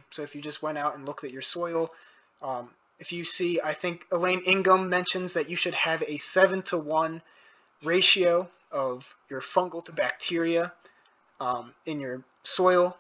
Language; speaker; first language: English; native; English